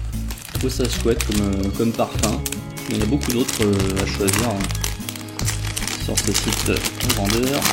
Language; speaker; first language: French; native; French